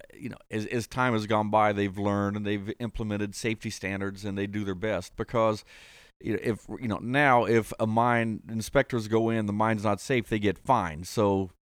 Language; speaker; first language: English; native; English